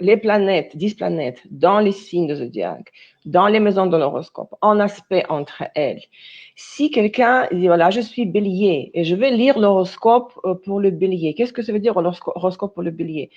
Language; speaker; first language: French; non-native, fluent; Russian